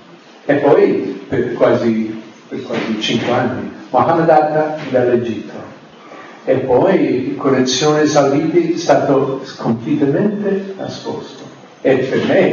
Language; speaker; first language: Italian; non-native, fluent; English